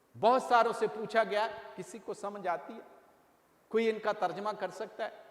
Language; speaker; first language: Urdu; non-native, local second language; Punjabi